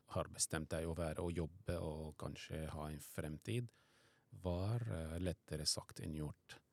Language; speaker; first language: Norwegian; non-native, fluent; Arabic